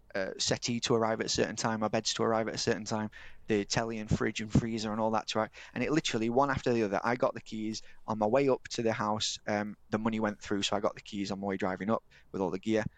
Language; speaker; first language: English; native; English